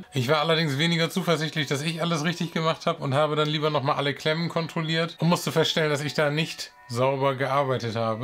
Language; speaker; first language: German; native; German